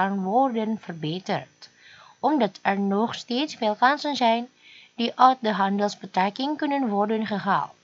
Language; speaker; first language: Dutch; non-native, fluent; Indonesian